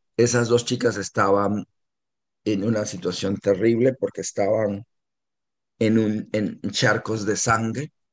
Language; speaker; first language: Spanish; native; Spanish